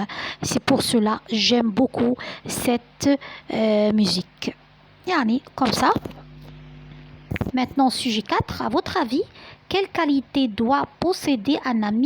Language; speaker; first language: French; non-native, fluent; Arabic